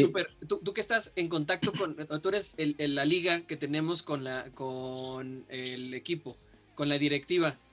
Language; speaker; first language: Spanish; native; Spanish